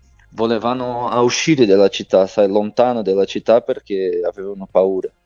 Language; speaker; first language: Italian; non-native, fluent; Portuguese